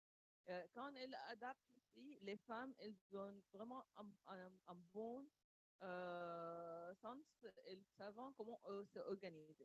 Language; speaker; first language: French; non-native, learner; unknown